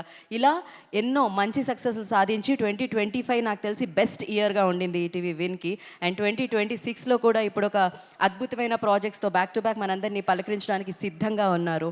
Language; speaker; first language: Telugu; native; Telugu